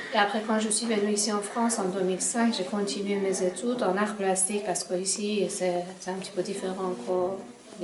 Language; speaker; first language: French; non-native, fluent; Persian